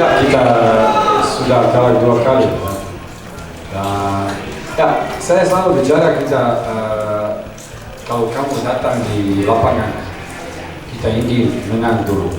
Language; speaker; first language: Indonesian; non-native, learner; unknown